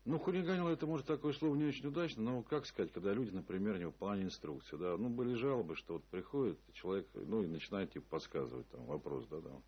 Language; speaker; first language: Russian; native; Russian